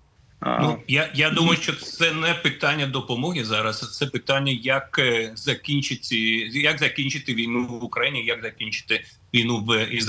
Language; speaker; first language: Ukrainian; non-native, fluent; Russian